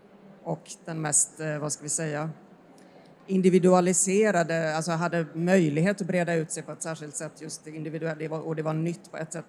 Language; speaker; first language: Swedish; native; Swedish